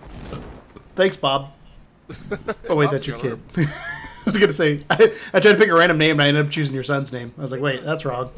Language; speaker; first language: English; native; English